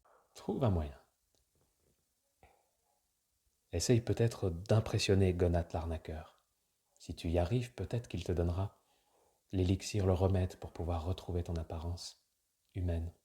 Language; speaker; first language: French; native; French